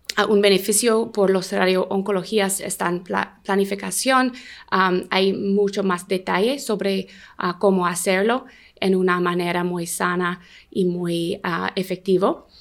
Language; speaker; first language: Spanish; non-native, learner; English